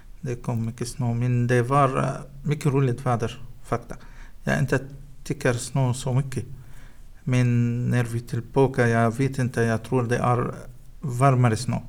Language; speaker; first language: Swedish; non-native, learner; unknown